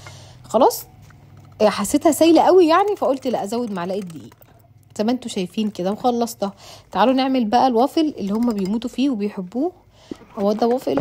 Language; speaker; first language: Arabic; native; Arabic